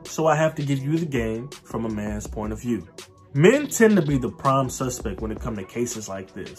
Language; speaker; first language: English; native; English